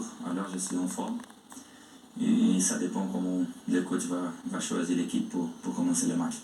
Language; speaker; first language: French; non-native, learner; Portuguese